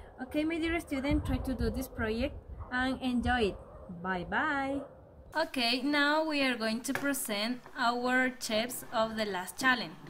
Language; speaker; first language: English; non-native, learner; Spanish